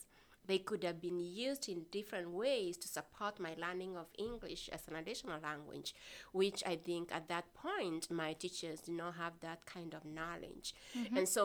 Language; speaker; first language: English; non-native, local second language; Meru